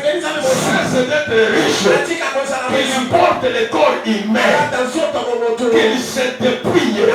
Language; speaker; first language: French; non-native, local second language; Lingala